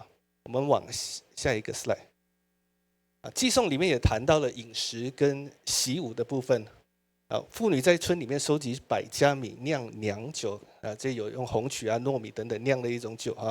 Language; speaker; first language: Chinese; native; Chinese